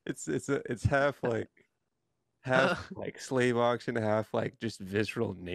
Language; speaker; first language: English; native; English